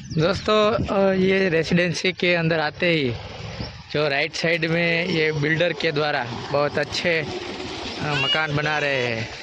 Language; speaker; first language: Hindi; non-native, local second language; Gujarati